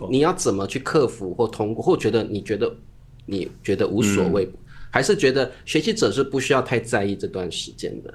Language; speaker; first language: Chinese; native; Chinese